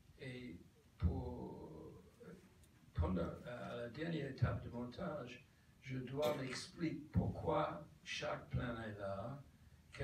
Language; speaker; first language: French; non-native, fluent; English